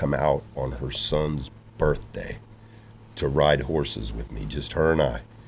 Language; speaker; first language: English; native; English